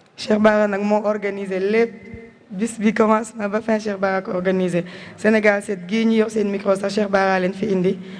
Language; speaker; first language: Wolof; non-native, local second language; Jola-Fonyi